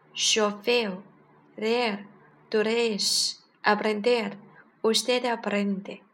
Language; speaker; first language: Spanish; non-native, learner; Chinese